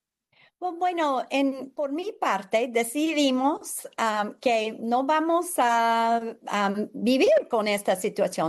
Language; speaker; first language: Spanish; non-native, learner; English